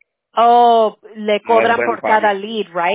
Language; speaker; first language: Spanish; early bilingual, heritage; Spanish